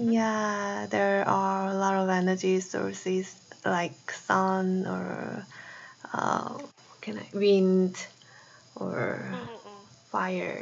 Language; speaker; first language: English; non-native, fluent; Korean